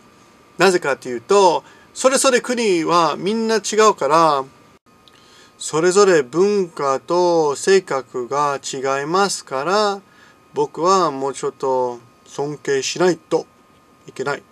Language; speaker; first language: Japanese; non-native, fluent; English